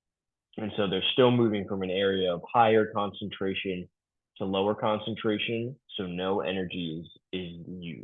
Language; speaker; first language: English; native; English